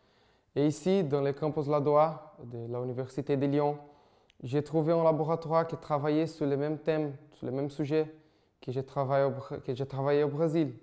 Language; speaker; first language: French; non-native, fluent; Portuguese